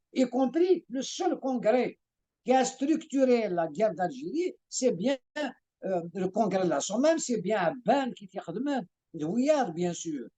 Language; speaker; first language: French; non-native, local second language; Kabyle